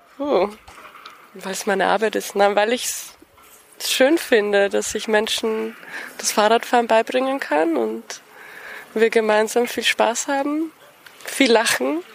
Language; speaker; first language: German; native; German